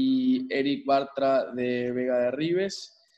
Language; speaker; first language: Spanish; native; Spanish